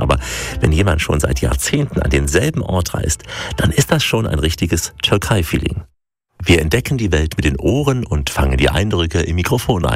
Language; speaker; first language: German; native; German